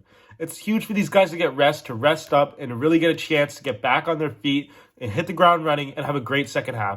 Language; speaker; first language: English; native; English